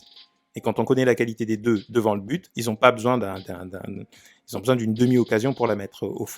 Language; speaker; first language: French; native; French